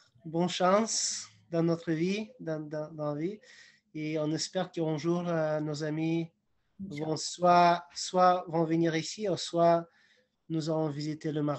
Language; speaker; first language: French; non-native, fluent; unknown